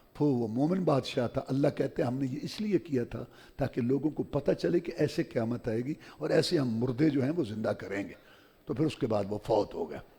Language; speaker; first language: Urdu; non-native, local second language; Punjabi